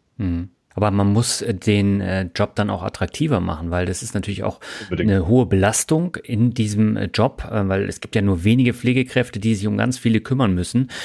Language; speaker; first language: German; native; German